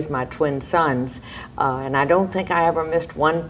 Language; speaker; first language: English; native; English